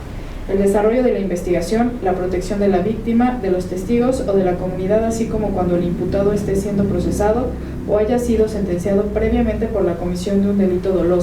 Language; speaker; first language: Spanish; native; Spanish